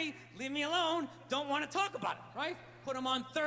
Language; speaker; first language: English; native; English